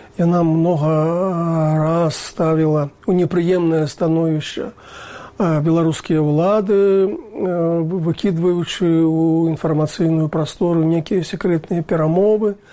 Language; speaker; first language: Belarusian; native; Belarusian